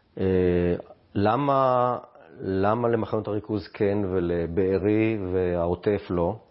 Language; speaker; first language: Hebrew; native; Hebrew